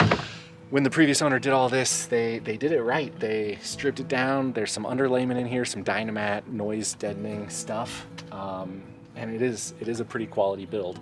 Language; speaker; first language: English; native; English